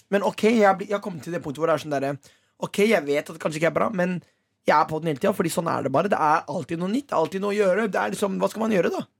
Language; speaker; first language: Norwegian; early bilingual, other home language; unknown